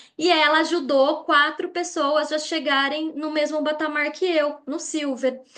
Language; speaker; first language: Portuguese; native; Portuguese